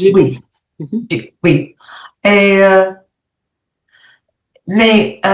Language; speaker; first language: French; non-native, learner; English